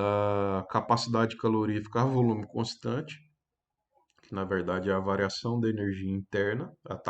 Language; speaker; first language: Portuguese; native; Portuguese